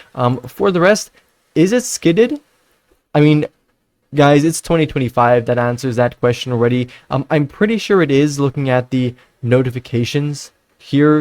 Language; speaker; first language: English; non-native, fluent; Dutch